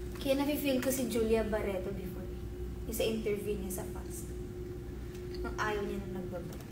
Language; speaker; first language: Filipino; native; Filipino